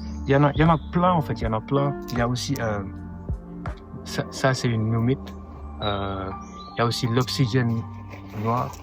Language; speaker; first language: French; non-native, local second language; Wolof